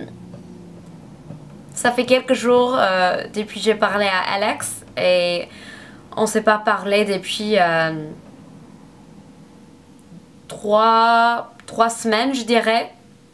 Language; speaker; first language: French; non-native, learner; English